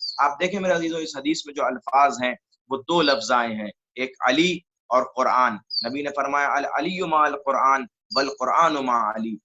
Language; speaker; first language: Urdu; native; Urdu